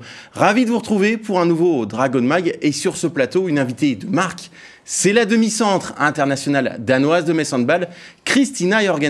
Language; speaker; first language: French; native; French